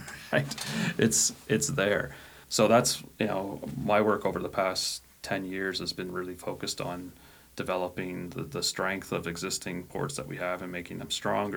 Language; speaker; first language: English; native; English